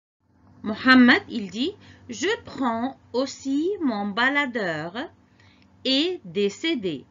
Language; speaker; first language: French; non-native, fluent; Arabic